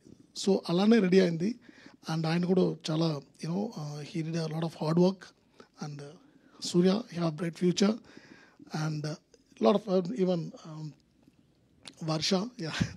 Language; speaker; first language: Telugu; non-native, learner; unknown